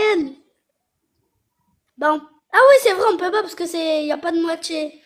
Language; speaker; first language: French; early bilingual, other home language; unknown